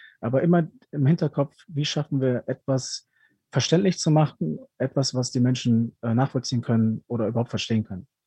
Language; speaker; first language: German; early bilingual, other home language; Spanish